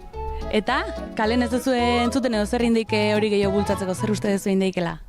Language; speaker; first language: Basque; native; Basque